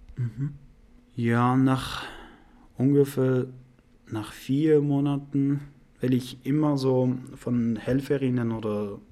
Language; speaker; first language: German; non-native, fluent; Persian